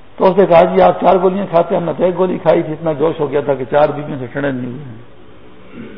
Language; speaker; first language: Urdu; non-native, local second language; Pashto